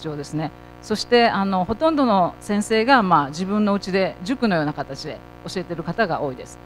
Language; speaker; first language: Japanese; native; Japanese